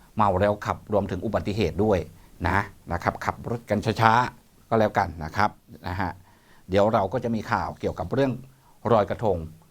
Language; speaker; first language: Thai; native; Thai